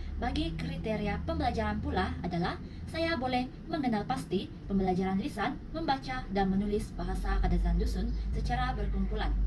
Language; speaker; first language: Malay; non-native, local second language; Central Dusun